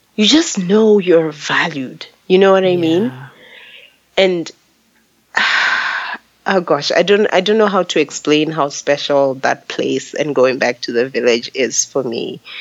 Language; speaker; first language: English; non-native, local second language; Tswana